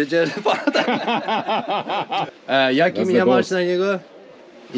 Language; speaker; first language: Polish; non-native, learner; Turkish